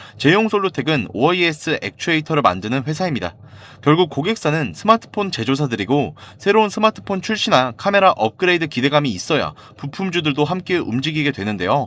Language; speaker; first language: Korean; native; Korean